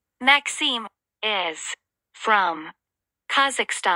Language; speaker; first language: English; non-native, fluent; Russian